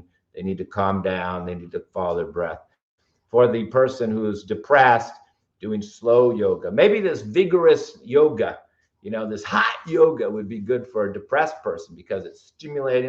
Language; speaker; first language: English; native; English